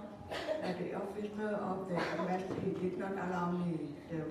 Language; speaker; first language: English; non-native, learner; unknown